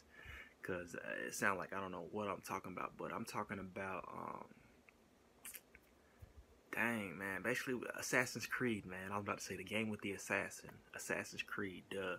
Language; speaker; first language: English; native; English